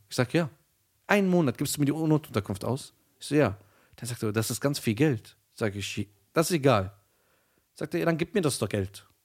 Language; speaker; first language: German; early bilingual, other home language; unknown